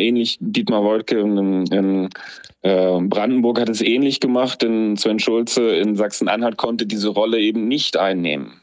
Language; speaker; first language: German; native; German